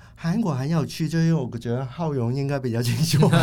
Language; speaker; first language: Chinese; non-native, fluent; Cantonese